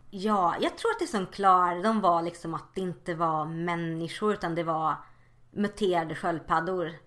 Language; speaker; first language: Swedish; native; Swedish